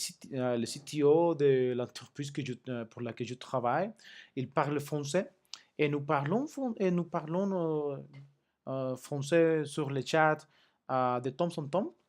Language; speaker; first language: French; non-native, learner; Spanish